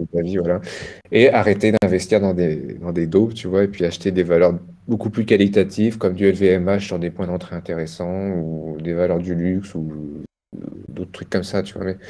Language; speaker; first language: French; native; French